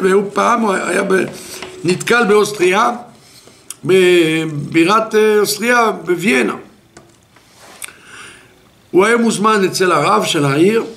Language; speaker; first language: Hebrew; non-native, fluent; French